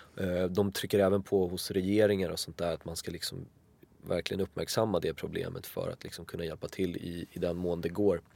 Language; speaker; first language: Swedish; early bilingual, other home language; Greek